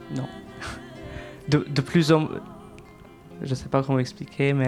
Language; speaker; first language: French; non-native, fluent; Albanian